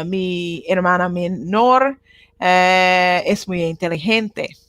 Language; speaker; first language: Spanish; non-native, learner; Japanese